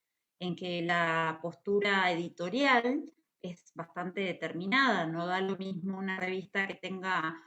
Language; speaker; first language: Spanish; native; Spanish